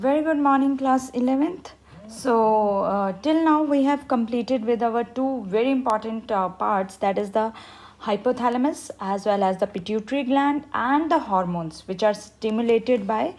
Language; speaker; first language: English; non-native, local second language; Hindi